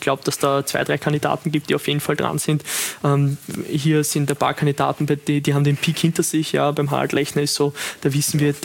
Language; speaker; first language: German; native; German